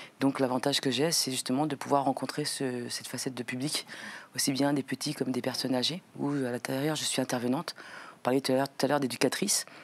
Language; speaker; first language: French; native; French